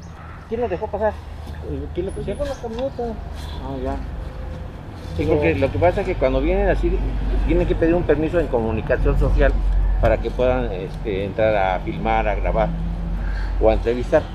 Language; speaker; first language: Spanish; native; Spanish